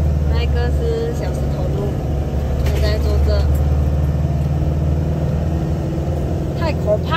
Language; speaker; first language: Chinese; native; Chinese